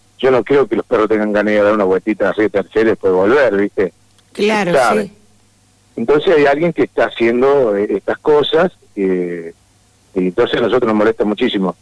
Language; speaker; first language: Spanish; native; Spanish